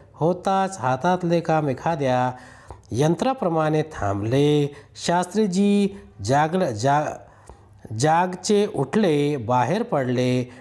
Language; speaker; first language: Marathi; non-native, local second language; Urdu